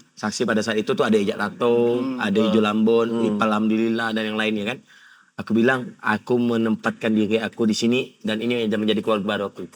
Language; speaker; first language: Malay; native; Malay